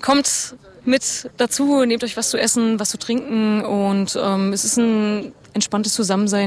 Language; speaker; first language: German; native; German